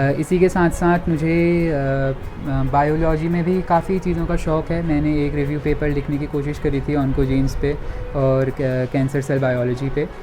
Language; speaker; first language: Hindi; native; Hindi